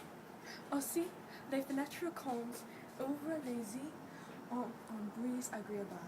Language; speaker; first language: French; non-native, learner; English